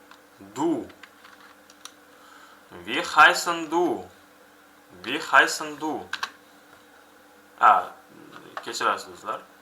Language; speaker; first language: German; non-native, fluent; Uzbek